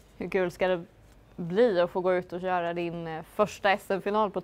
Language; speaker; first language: Swedish; native; Swedish